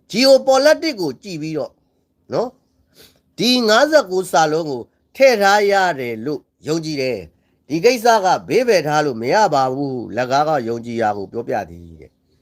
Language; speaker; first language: Burmese; native; Burmese